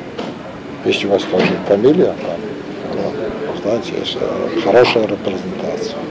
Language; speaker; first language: Russian; non-native, learner; Hebrew